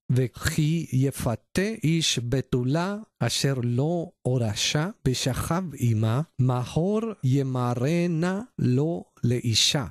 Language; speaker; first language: Hebrew; non-native, learner; Spanish